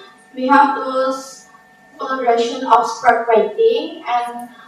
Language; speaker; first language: English; non-native, learner; Indonesian